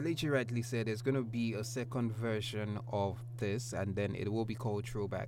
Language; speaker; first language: English; non-native, local second language; Yoruba